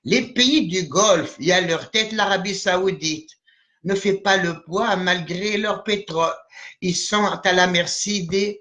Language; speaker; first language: French; non-native, local second language; Arabic